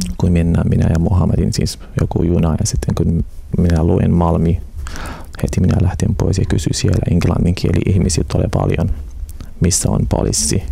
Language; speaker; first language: Finnish; non-native, learner; Arabic